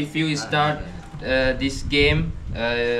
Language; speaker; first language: English; non-native, learner; Sinhala